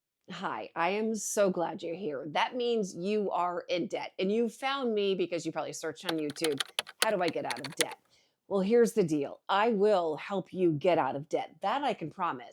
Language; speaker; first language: English; native; English